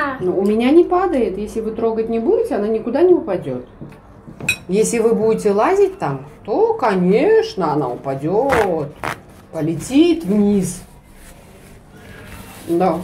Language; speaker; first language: Russian; native; Russian